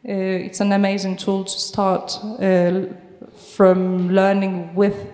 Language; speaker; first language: English; non-native, fluent; Turkish